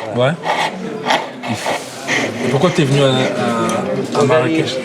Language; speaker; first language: French; native; French